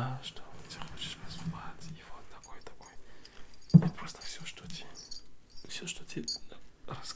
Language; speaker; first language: Russian; non-native, learner; French